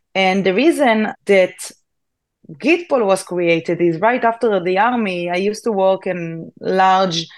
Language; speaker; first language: English; non-native, fluent; Hebrew